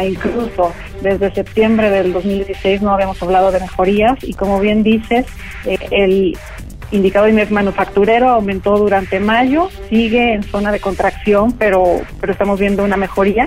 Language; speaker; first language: Spanish; native; Spanish